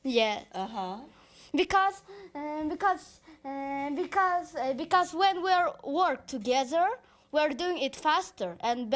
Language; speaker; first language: English; non-native, fluent; Kazakh